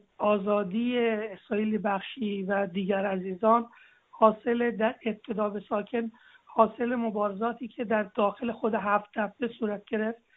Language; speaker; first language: Persian; native; Persian